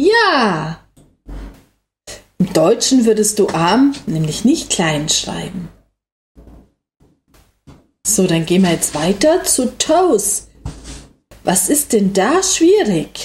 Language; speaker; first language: German; native; German